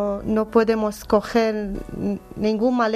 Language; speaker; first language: Spanish; non-native, learner; Arabic